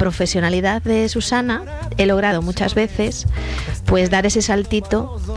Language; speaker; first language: Spanish; native; Spanish